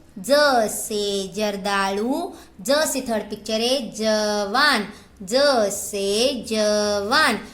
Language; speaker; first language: Hindi; non-native, local second language; Marathi